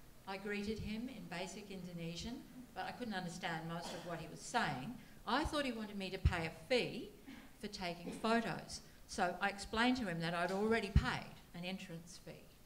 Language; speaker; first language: English; native; English